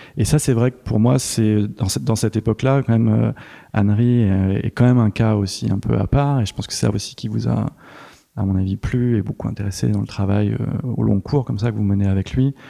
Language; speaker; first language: French; native; French